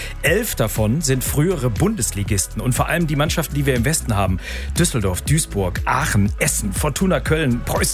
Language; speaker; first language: German; native; German